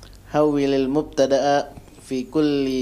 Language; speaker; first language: Arabic; non-native, learner; Indonesian